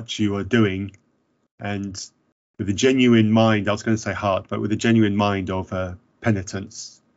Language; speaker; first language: English; native; English